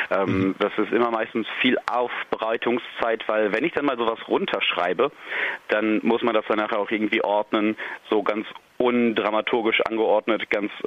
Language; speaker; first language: German; native; German